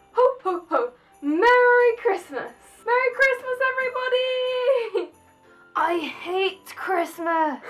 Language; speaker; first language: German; non-native, fluent; English